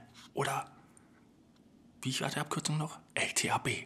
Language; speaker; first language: German; native; German